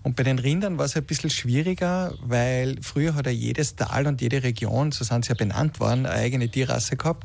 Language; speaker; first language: German; native; German